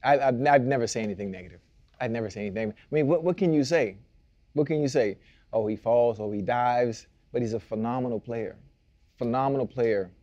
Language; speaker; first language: English; native; English